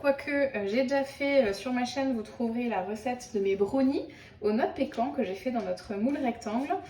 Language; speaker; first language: French; native; French